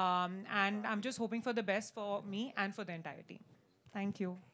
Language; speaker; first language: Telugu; non-native, learner; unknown